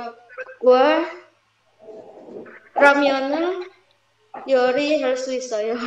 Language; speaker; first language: Korean; non-native, learner; Indonesian